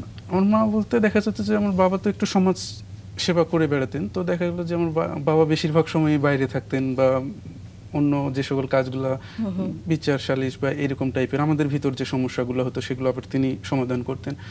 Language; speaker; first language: Bangla; non-native, local second language; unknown